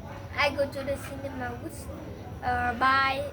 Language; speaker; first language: English; non-native, learner; Vietnamese